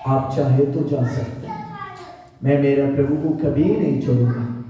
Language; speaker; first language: Hindi; non-native, local second language; Bangla